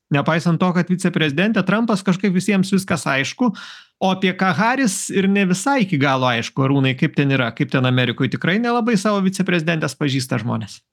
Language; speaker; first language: Lithuanian; native; Lithuanian